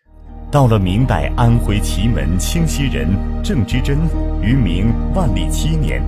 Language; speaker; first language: Chinese; native; Chinese